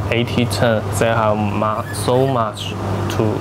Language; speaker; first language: English; non-native, learner; Chinese